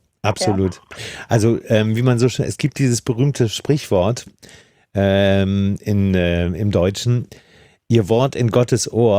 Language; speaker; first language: German; native; German